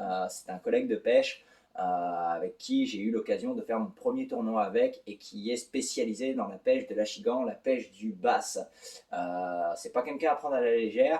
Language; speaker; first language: French; native; French